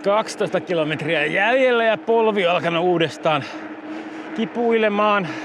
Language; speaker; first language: Finnish; native; Finnish